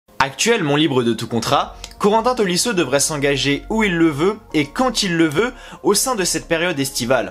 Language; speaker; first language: French; native; French